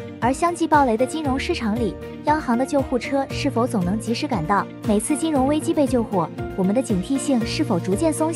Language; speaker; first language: Chinese; native; Chinese